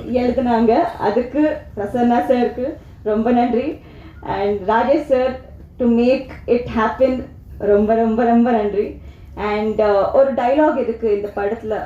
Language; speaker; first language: Tamil; non-native, learner; Telugu